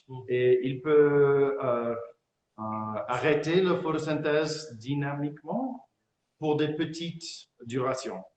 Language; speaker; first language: French; non-native, fluent; English